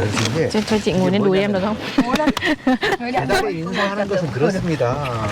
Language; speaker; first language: Korean; native; Korean